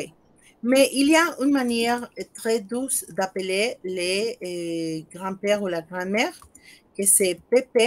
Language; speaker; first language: French; non-native, fluent; Spanish